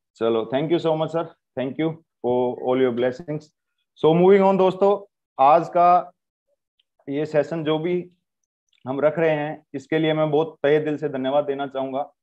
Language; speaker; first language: Hindi; native; Hindi